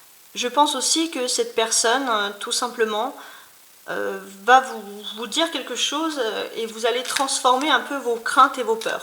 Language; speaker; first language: French; native; French